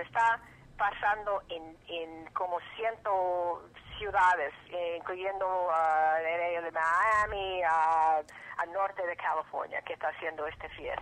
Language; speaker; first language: Spanish; early bilingual, heritage; English